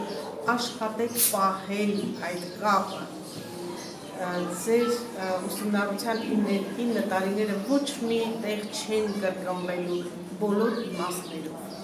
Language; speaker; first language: Armenian; native; Armenian